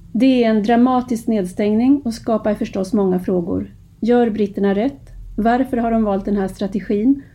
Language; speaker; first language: Swedish; native; Swedish